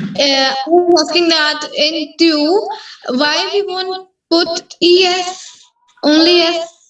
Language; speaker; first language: English; non-native, fluent; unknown